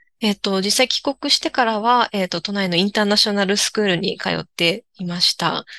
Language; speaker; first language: Japanese; native; Japanese